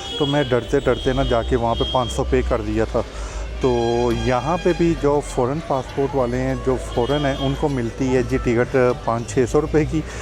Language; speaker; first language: Urdu; native; Urdu